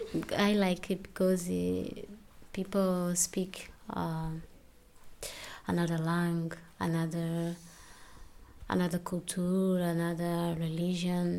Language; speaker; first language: English; non-native, learner; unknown